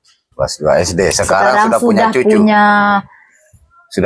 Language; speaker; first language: Indonesian; native; Indonesian